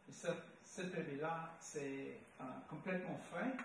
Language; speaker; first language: French; non-native, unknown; English